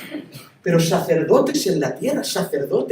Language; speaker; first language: Spanish; native; Spanish